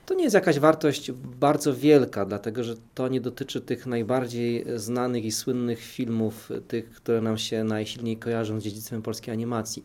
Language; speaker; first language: Polish; native; Polish